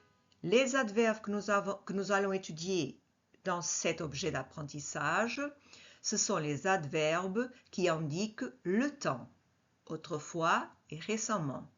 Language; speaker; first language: French; non-native, fluent; Portuguese